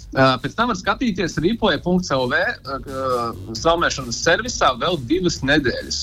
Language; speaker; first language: Latvian; non-native, local second language; Russian